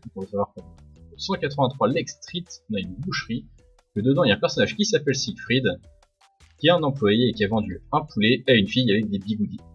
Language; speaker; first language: French; native; French